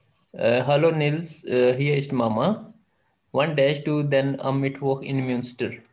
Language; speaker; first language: German; non-native, fluent; Hindi